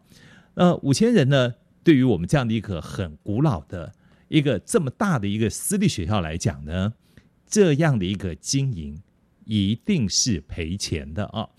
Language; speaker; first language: Chinese; native; Chinese